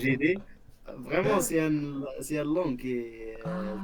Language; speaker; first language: French; non-native, local second language; Berber languages